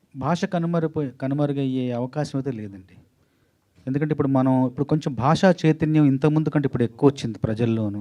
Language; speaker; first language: Telugu; native; Telugu